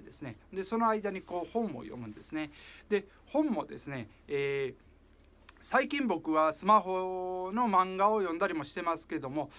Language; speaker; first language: Japanese; native; Japanese